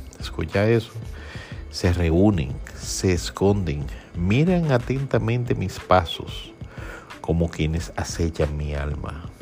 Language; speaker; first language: Spanish; native; Spanish